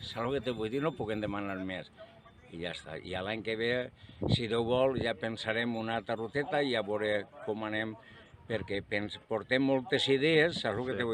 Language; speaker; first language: Catalan; native; Catalan